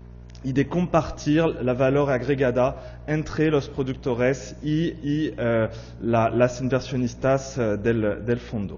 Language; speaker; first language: Spanish; non-native, fluent; French